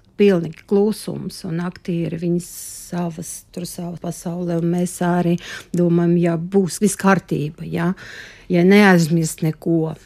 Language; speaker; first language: Latvian; non-native, local second language; Russian